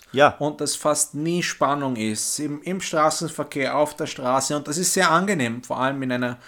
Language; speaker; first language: German; early bilingual, other home language; Turkish